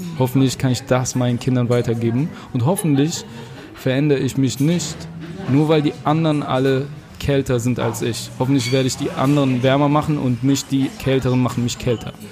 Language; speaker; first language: German; early bilingual, other home language; Arabic